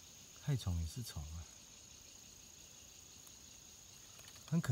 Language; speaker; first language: Chinese; native; Chinese